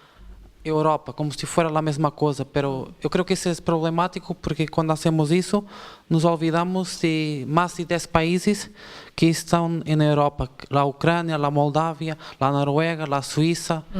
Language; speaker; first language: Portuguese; non-native, learner; Spanish